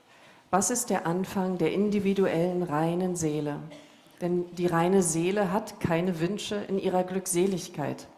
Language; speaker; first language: German; native; German